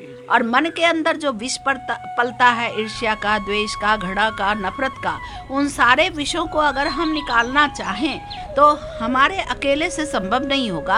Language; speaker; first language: Hindi; native; Hindi